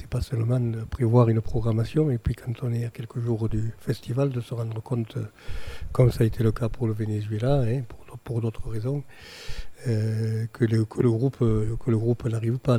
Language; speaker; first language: French; native; French